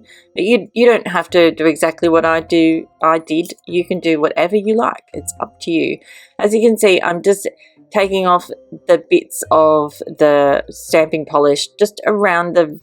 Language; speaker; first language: English; native; English